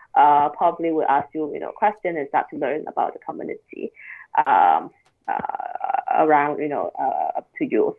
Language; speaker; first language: English; non-native, local second language; Cantonese